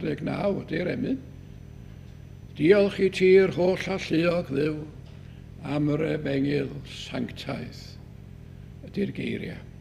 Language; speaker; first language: Welsh; native; Welsh